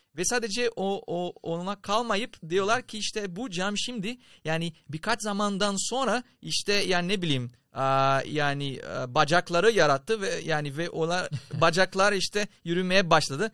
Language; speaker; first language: Turkish; non-native, fluent; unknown